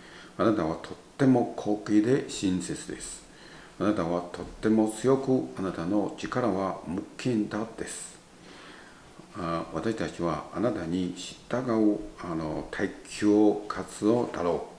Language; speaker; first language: Japanese; non-native, learner; Chinese